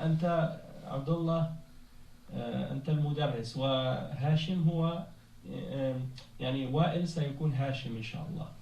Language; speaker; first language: Arabic; non-native, fluent; French